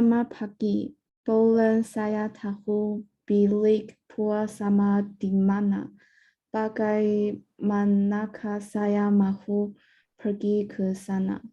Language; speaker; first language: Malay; non-native, learner; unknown